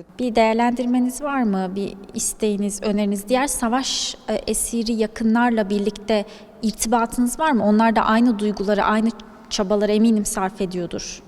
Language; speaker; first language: Turkish; native; Turkish